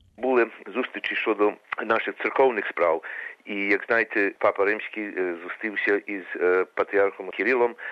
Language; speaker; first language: Ukrainian; early bilingual, heritage; Ukrainian